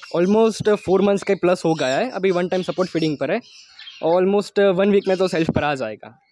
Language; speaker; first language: Hindi; non-native, local second language; Gujarati